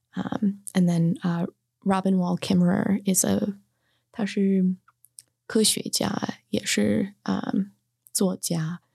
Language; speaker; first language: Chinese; non-native, fluent; English